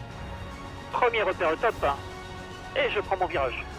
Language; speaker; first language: French; native; French